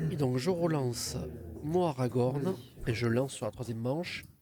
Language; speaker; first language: French; native; French